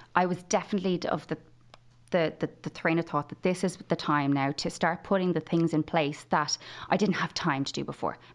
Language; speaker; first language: English; native; English